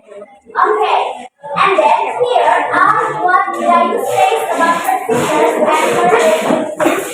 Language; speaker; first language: English; non-native, fluent; Indonesian